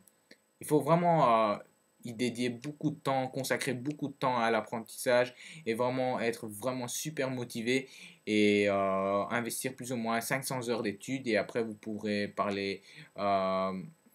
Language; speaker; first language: French; early bilingual, other home language; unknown